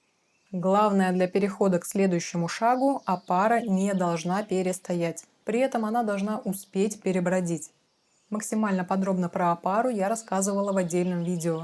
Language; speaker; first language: Russian; native; Russian